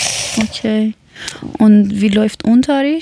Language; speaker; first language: German; non-native, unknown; Persian